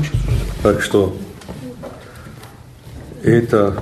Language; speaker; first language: Russian; non-native, fluent; English